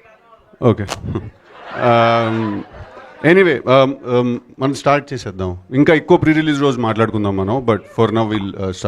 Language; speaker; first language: Telugu; native; Telugu